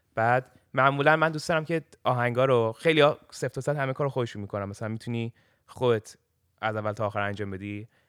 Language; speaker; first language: Persian; early bilingual, heritage; Persian